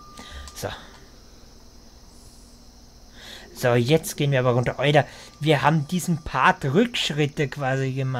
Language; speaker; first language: German; native; German